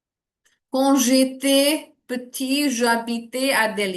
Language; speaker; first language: French; non-native, fluent; Hindi